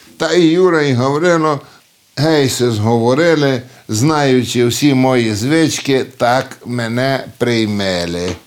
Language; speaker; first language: Ukrainian; early bilingual, heritage; Ukrainian